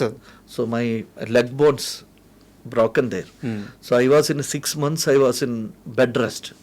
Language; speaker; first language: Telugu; non-native, fluent; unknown